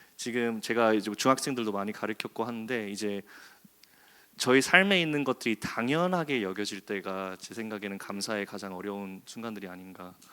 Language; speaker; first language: Korean; early bilingual, heritage; Korean